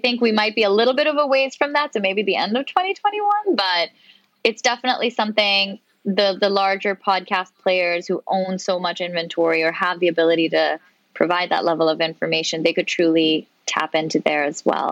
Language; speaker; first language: English; non-native, local second language; Urdu